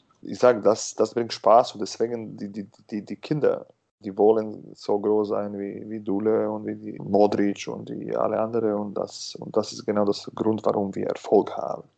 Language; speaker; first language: German; non-native, learner; Croatian